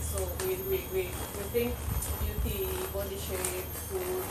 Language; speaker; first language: English; non-native, learner; Indonesian